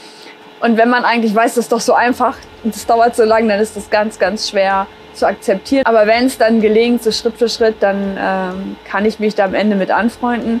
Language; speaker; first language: German; native; German